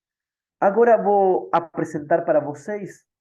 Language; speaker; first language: Portuguese; non-native, fluent; Spanish